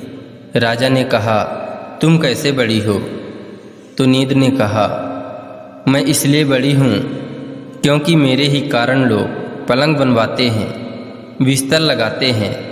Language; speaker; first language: Hindi; native; Hindi